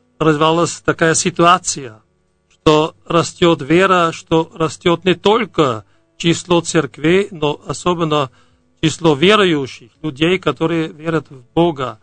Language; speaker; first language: Russian; non-native, fluent; German